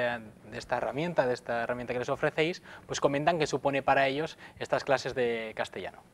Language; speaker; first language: Spanish; native; Spanish